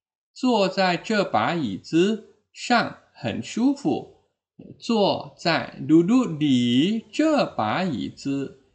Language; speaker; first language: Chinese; non-native, fluent; Indonesian